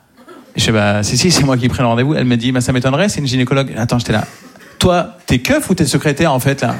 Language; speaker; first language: French; native; French